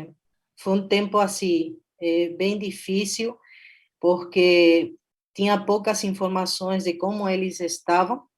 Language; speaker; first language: Portuguese; non-native, fluent; Spanish